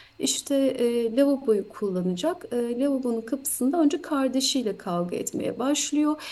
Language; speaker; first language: Turkish; native; Turkish